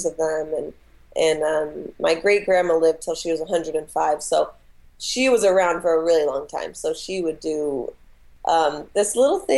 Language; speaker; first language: English; native; English